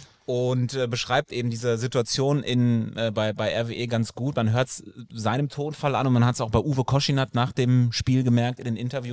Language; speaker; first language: German; native; German